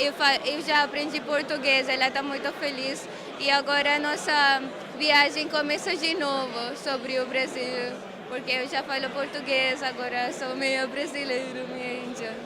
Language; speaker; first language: Portuguese; non-native, learner; Marathi